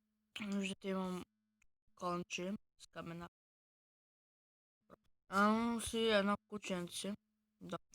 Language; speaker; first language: Bulgarian; native; Bulgarian